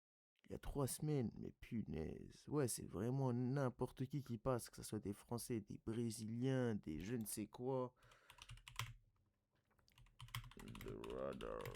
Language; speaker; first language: French; native; French